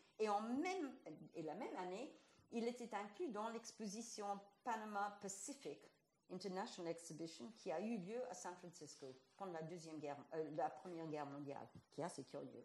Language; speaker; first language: French; non-native, fluent; English